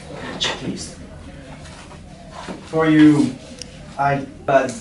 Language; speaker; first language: English; non-native, learner; French